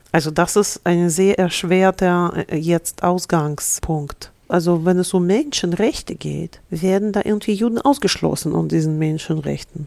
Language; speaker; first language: German; non-native, fluent; Russian